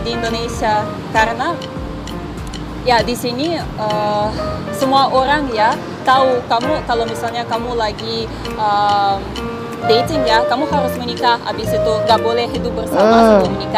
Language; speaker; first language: Indonesian; non-native, fluent; Russian